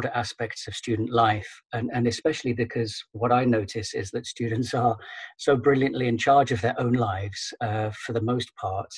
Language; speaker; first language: English; native; English